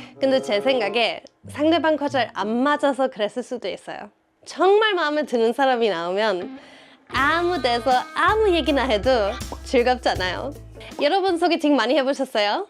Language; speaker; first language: Korean; non-native, fluent; German